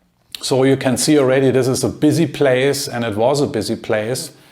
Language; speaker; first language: English; non-native, fluent; German